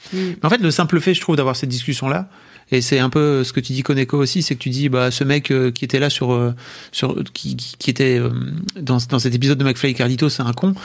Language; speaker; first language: French; native; French